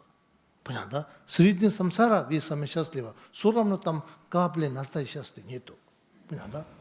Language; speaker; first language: Russian; non-native, learner; Tibetan